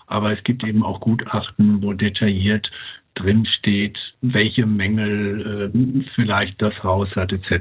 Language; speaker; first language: German; native; German